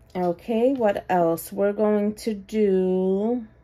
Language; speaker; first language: English; native; English